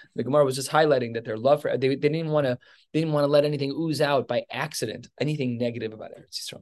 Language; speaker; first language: English; native; English